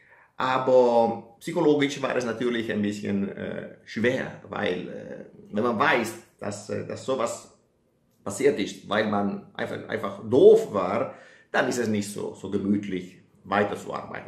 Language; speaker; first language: German; non-native, fluent; Italian